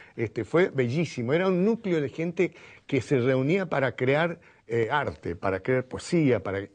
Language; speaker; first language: Spanish; native; Spanish